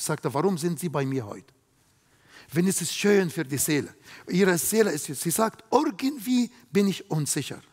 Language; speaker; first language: German; non-native, fluent; Arabic